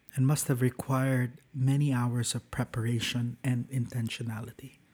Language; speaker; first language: English; non-native, local second language; Cebuano